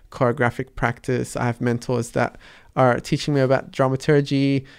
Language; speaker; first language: English; early bilingual, other home language; Arabic